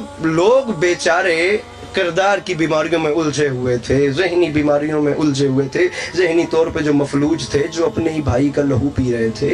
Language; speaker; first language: Urdu; native; Urdu